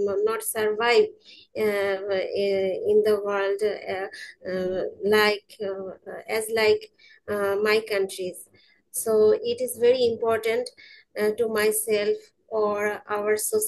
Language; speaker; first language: English; non-native, learner; Bangla